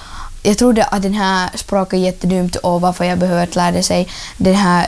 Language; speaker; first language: Swedish; non-native, learner; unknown